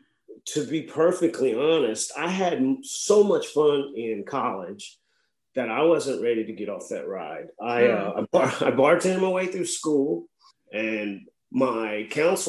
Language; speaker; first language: English; native; English